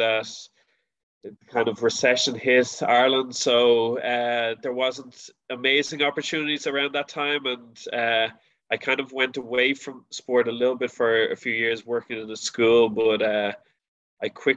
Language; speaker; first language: English; native; English